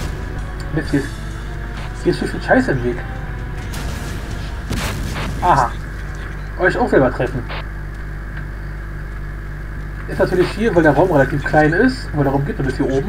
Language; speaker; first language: German; native; German